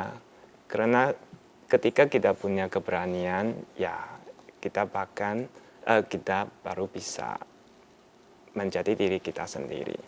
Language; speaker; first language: Indonesian; non-native, fluent; Chinese